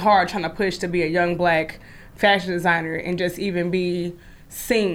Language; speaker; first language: English; native; English